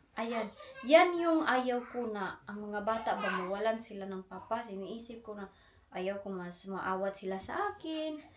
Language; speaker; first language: Filipino; non-native, local second language; Cebuano